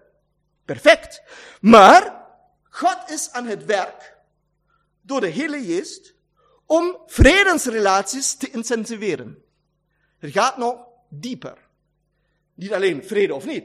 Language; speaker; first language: Dutch; non-native, learner; German